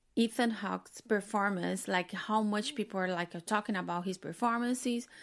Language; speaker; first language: English; non-native, fluent; Portuguese